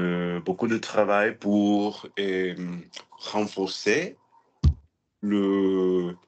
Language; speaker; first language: French; non-native, learner; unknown